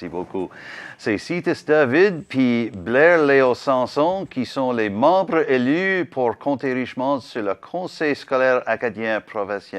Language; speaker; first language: French; non-native, learner; English